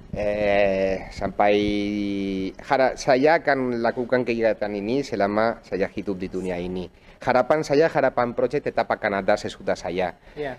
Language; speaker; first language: Indonesian; non-native, fluent; Catalan